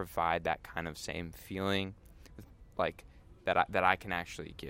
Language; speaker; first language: English; native; English